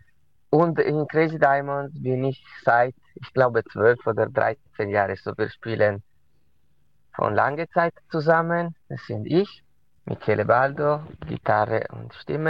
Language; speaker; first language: German; non-native, local second language; Italian